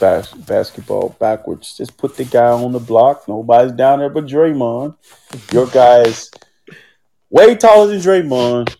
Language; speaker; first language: English; native; English